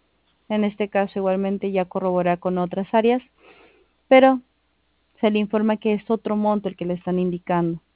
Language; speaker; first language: Spanish; native; Spanish